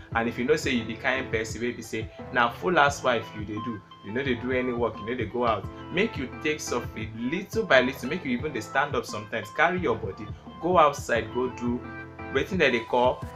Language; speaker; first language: Nigerian Pidgin; non-native, local second language; Igbo